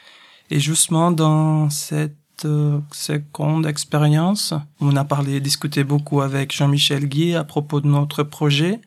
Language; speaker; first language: French; non-native, fluent; Portuguese